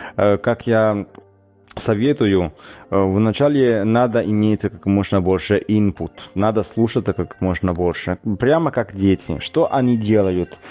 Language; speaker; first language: Russian; non-native, fluent; Italian